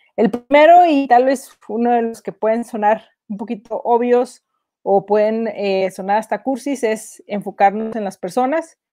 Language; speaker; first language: Spanish; native; Spanish